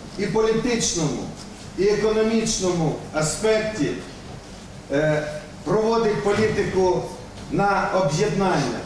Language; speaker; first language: Ukrainian; non-native, local second language; Russian